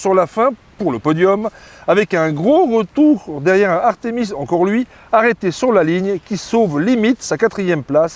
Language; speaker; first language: French; native; French